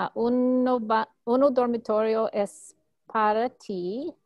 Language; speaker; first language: Spanish; non-native, learner; English